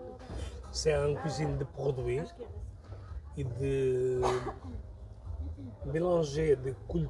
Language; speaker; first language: French; non-native, learner; Portuguese